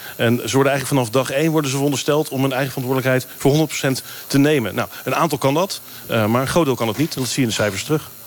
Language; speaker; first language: Dutch; native; Dutch